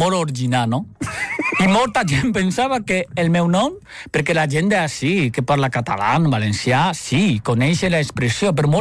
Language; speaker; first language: Catalan; non-native, fluent; Chinese